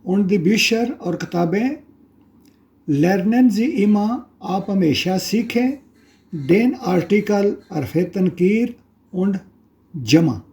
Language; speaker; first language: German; non-native, fluent; Urdu